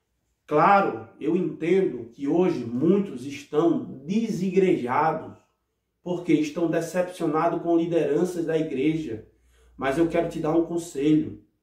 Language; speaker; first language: Portuguese; native; Portuguese